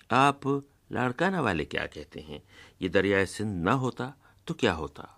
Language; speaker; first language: Urdu; native; Urdu